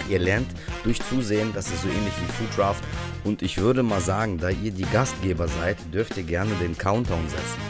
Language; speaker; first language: German; early bilingual, other home language; Russian